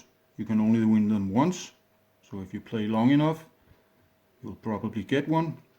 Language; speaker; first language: English; non-native, fluent; Danish